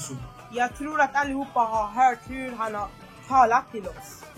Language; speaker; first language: Swedish; non-native, fluent; Lingala